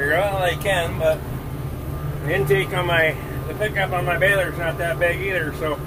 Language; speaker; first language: English; native; English